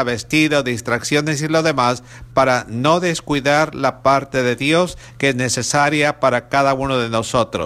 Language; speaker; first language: Spanish; native; Spanish